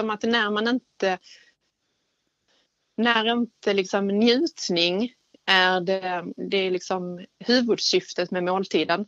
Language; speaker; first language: Swedish; native; Swedish